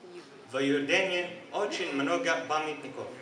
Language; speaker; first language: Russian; non-native, learner; Arabic